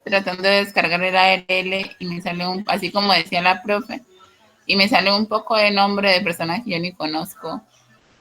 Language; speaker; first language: Spanish; native; Spanish